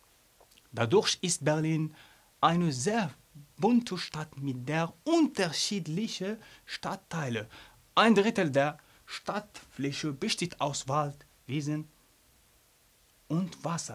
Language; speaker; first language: German; non-native, fluent; Arabic